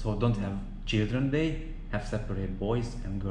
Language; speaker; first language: English; non-native, learner; Hungarian